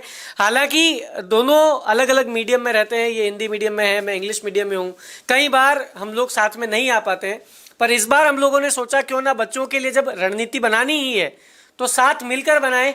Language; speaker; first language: Hindi; native; Hindi